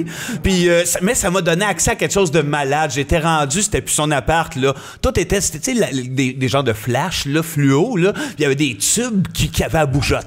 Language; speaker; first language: French; native; French